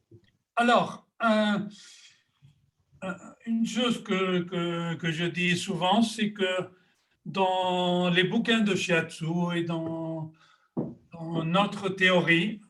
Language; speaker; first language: French; non-native, fluent; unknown